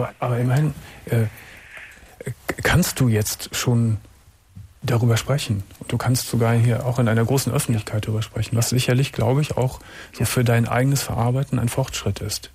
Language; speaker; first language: German; native; German